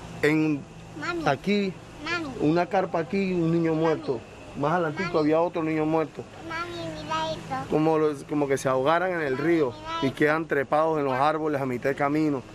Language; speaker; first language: Spanish; native; Spanish